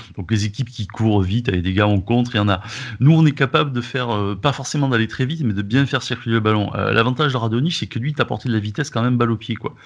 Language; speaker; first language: French; native; French